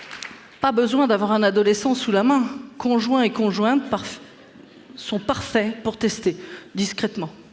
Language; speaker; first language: French; native; French